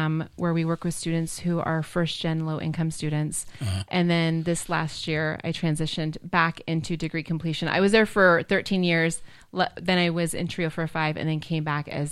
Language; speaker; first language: English; native; English